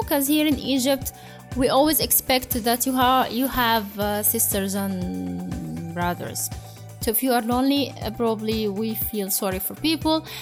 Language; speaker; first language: English; non-native, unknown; Arabic